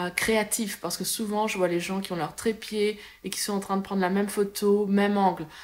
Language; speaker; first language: French; native; French